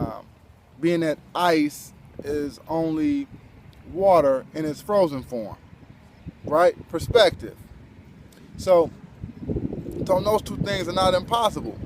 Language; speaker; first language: English; native; English